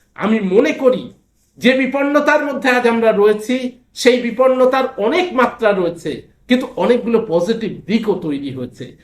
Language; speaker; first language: Bangla; native; Bangla